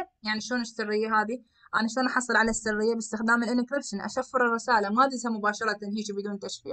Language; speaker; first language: Arabic; native; Arabic